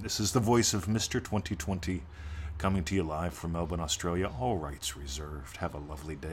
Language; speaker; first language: English; native; English